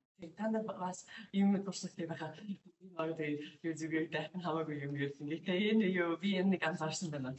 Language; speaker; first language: Mongolian; non-native, learner; English